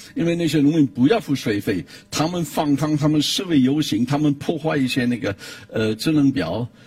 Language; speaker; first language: Chinese; non-native, fluent; German